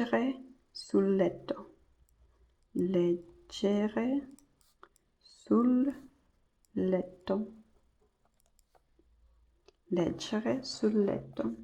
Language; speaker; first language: Italian; non-native, learner; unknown